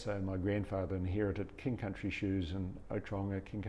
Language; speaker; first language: English; native; English